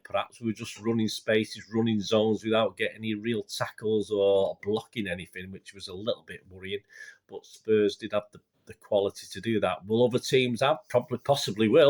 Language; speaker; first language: English; native; English